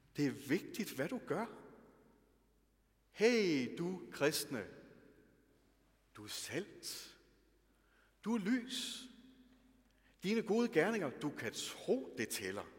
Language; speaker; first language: Danish; native; Danish